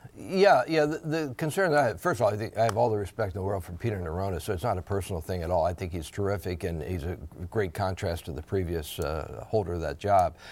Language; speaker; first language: English; native; English